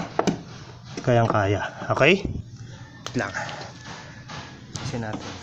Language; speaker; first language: Filipino; native; Filipino